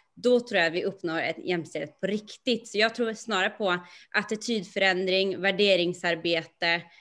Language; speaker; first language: Swedish; native; Swedish